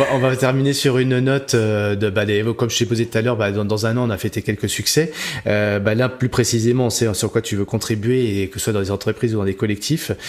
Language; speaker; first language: French; native; French